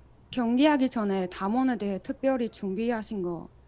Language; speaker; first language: Korean; non-native, fluent; Chinese